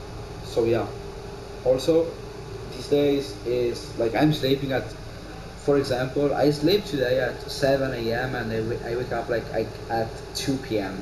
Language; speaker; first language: English; non-native, learner; Italian